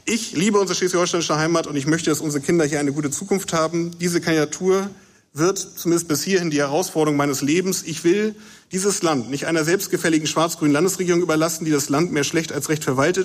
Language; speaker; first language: German; native; German